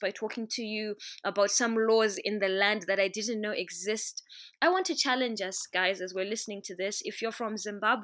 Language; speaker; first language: English; non-native, local second language; Shona